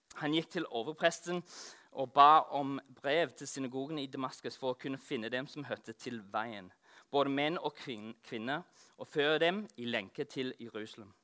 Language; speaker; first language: Norwegian; non-native, fluent; English